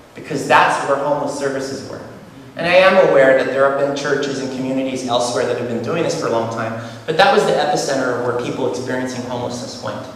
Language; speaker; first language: English; native; English